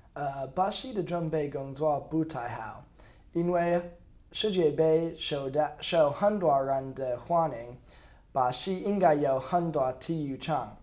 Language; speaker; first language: Chinese; non-native, learner; English